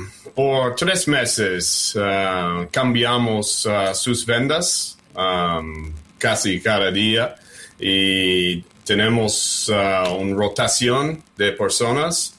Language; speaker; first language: Spanish; early bilingual, heritage; English